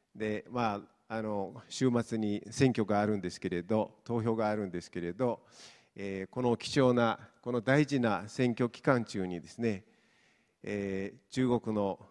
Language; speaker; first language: Japanese; non-native, fluent; Mongolian